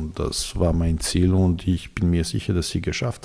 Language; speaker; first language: German; non-native, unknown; Serbian